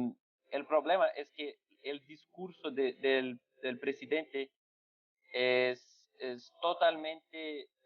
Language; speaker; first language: Spanish; non-native, fluent; Portuguese